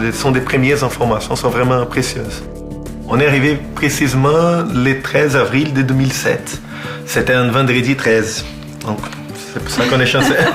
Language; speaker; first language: French; non-native, fluent; Portuguese